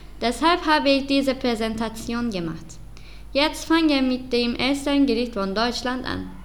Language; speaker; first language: German; non-native, learner; Turkish